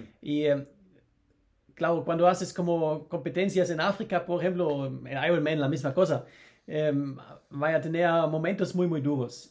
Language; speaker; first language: Spanish; non-native, learner; German